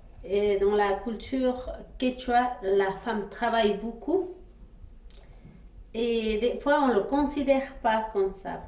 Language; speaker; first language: French; non-native, fluent; Quechua